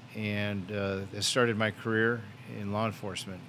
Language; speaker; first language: English; native; English